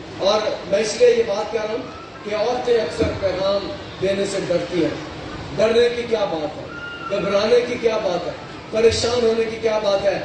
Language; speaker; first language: Urdu; non-native, local second language; Punjabi